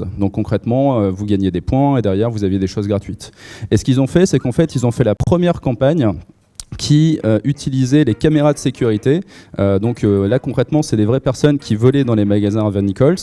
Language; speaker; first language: French; native; French